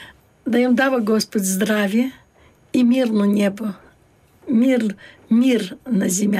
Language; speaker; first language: Bulgarian; early bilingual, heritage; Bulgarian